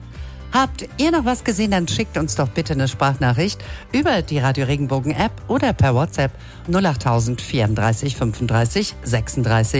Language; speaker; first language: German; native; German